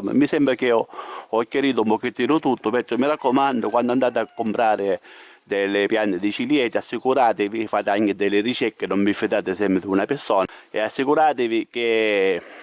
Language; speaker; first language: Italian; native; Italian